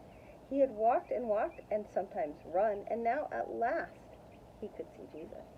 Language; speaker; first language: English; native; English